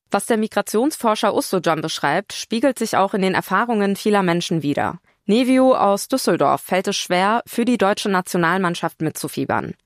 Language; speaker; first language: German; early bilingual, other home language; Turkish